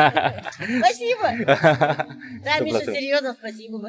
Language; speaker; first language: Russian; native; Russian